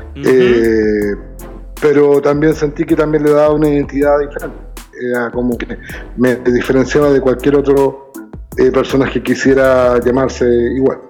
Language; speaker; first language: Spanish; native; Spanish